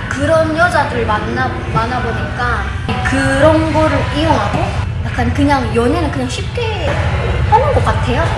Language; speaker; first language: Korean; non-native, fluent; Indonesian